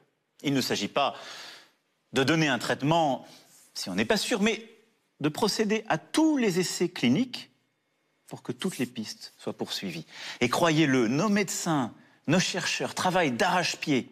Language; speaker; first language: French; native; French